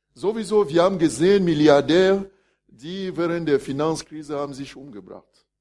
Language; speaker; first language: German; non-native, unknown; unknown